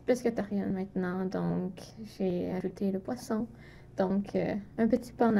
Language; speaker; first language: French; native; French